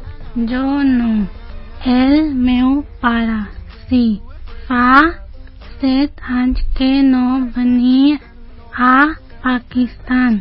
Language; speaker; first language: Catalan; non-native, learner; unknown